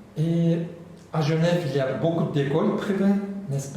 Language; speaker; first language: French; non-native, learner; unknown